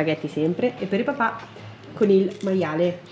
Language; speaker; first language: Italian; native; Italian